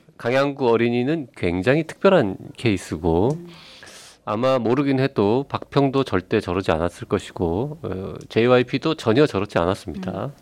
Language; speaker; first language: Korean; native; Korean